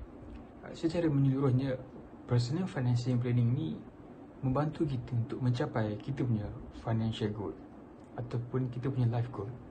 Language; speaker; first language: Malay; native; Malay